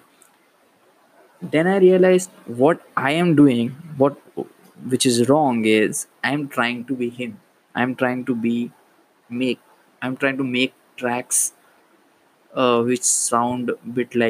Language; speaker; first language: English; non-native, local second language; Marathi